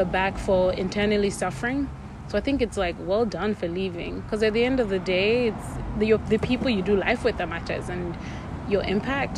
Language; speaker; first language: English; non-native, local second language; Yoruba